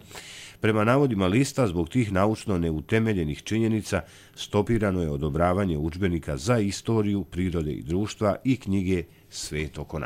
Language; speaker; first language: Serbian; native; Serbian